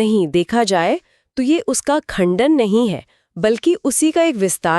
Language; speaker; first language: Hindi; native; Hindi